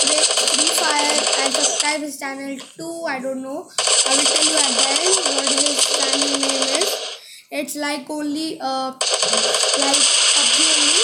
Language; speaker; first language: English; non-native, learner; Hindi